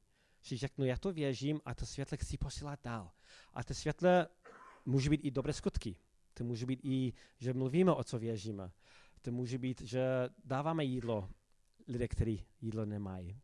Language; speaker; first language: Czech; non-native, fluent; English